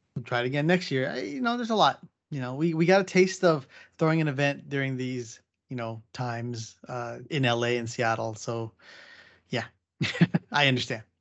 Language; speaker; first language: English; native; English